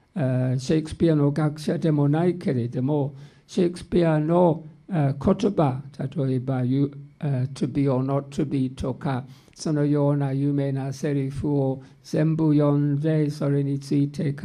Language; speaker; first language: Japanese; non-native, fluent; English